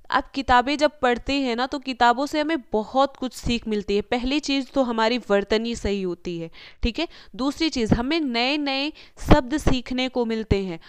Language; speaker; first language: Hindi; native; Hindi